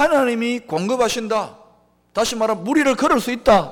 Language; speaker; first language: Korean; native; Korean